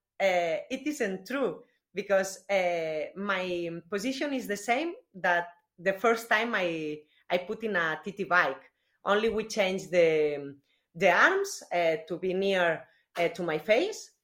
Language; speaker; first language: English; non-native, learner; Spanish